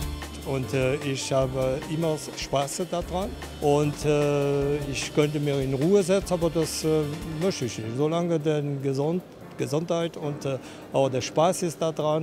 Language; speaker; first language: German; non-native, fluent; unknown